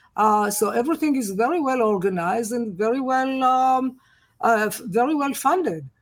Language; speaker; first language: English; non-native, fluent; Hebrew